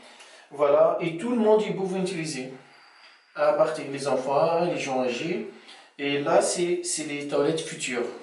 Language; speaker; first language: French; non-native, fluent; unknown